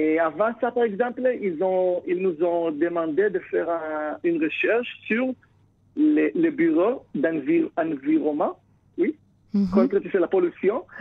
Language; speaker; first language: French; non-native, fluent; Hebrew